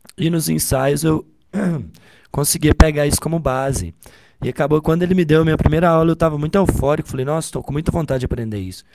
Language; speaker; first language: Portuguese; native; Portuguese